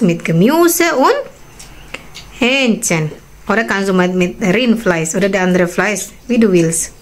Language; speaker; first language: German; non-native, learner; Indonesian